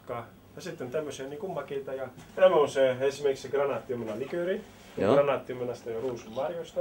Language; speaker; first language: Finnish; early bilingual, heritage; Finnish